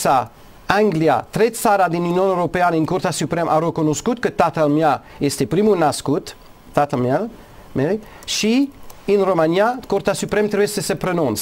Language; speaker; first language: Romanian; non-native, learner; English